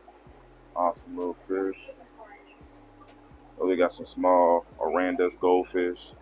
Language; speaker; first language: English; native; English